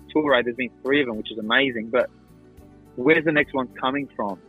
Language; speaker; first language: English; non-native, local second language; Greek